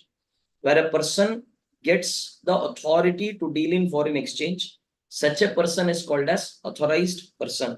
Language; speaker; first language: English; non-native, local second language; Kannada